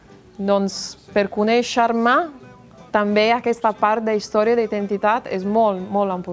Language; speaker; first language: Catalan; non-native, local second language; Italian